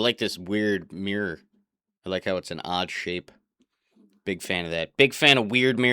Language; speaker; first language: English; native; English